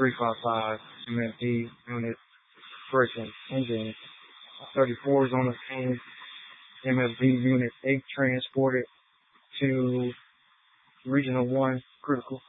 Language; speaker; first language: English; native; English